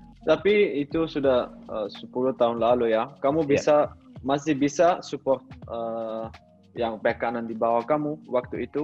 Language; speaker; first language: Indonesian; non-native, learner; Dutch